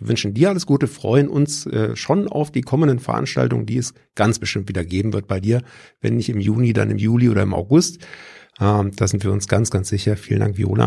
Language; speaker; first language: German; native; German